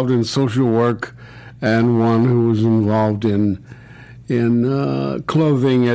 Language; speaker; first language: English; native; English